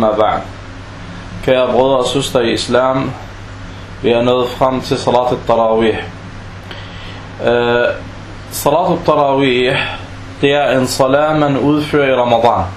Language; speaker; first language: Danish; non-native, fluent; Arabic